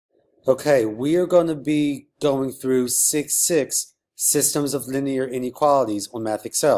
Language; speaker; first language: English; native; English